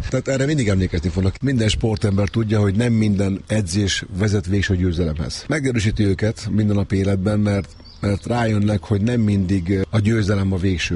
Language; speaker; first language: Hungarian; native; Hungarian